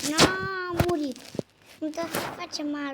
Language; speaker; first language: Romanian; early bilingual, heritage; Romanian